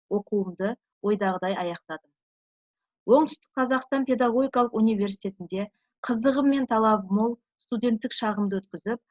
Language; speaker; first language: Kazakh; native; Kazakh